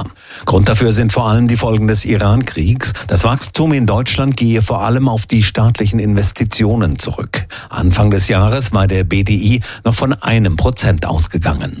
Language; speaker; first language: German; native; German